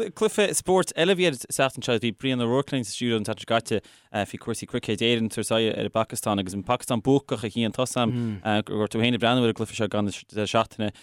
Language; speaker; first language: Irish; non-native, local second language; English